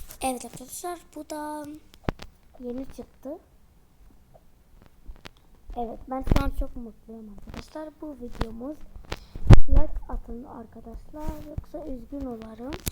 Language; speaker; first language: Turkish; early bilingual, heritage; Turkish